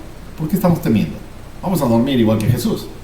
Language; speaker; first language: Spanish; native; Spanish